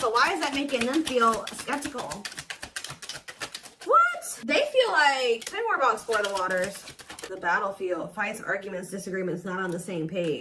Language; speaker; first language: English; native; English